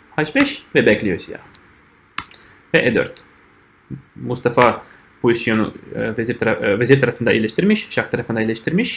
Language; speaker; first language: Turkish; non-native, fluent; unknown